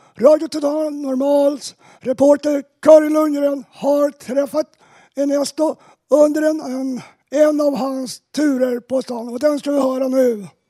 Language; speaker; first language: Swedish; native; Swedish